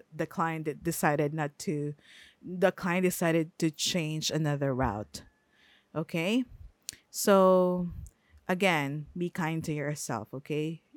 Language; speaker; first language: English; non-native, local second language; Filipino